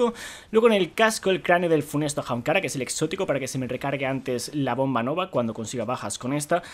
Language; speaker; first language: Spanish; native; Spanish